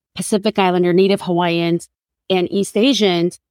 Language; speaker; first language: English; non-native, fluent; Korean